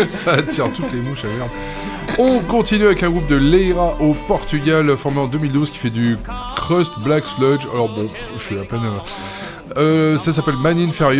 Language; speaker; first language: French; native; French